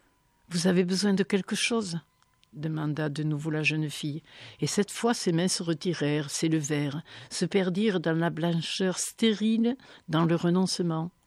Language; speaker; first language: French; native; French